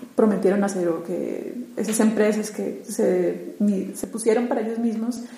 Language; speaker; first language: Spanish; native; Spanish